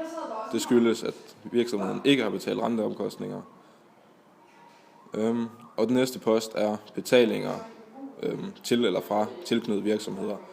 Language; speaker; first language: Danish; native; Danish